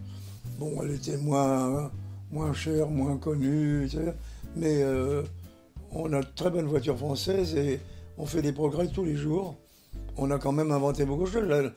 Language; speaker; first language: French; native; French